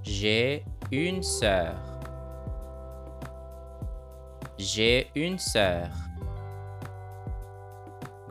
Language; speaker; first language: French; non-native, learner; Portuguese